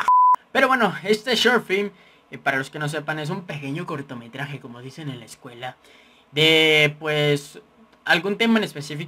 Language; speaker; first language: Spanish; native; Spanish